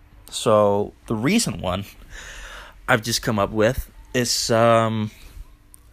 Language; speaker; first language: English; non-native, fluent; Danish